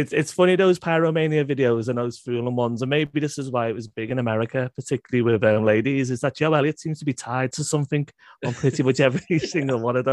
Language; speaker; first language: English; native; English